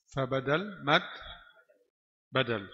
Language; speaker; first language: Arabic; non-native, fluent; Indonesian